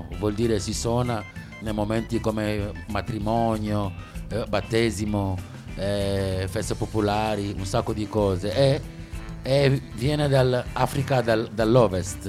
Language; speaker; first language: Italian; non-native, local second language; Wolof